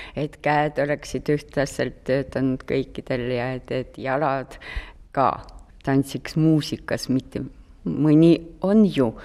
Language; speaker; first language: Estonian; non-native, local second language; Russian